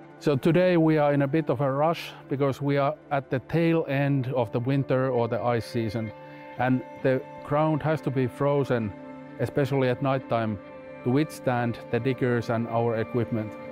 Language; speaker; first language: English; non-native, fluent; Finnish